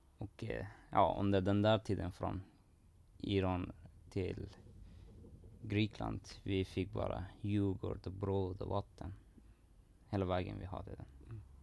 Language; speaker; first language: Swedish; non-native, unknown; Persian